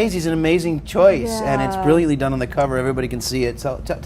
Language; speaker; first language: English; native; English